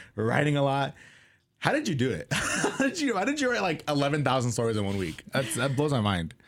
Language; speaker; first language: English; native; English